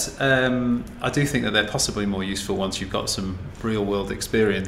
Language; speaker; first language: English; native; English